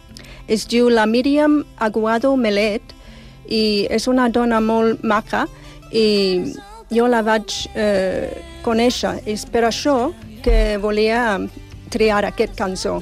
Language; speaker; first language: Catalan; non-native, fluent; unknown